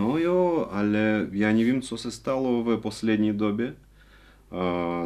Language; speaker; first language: Czech; non-native, learner; Russian